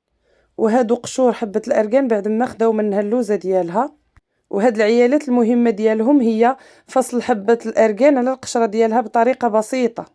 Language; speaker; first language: Arabic; native; Arabic